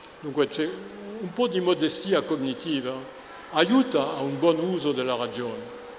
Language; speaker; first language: Italian; non-native, fluent; French